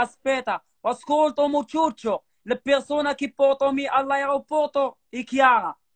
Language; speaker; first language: Italian; non-native, learner; Arabic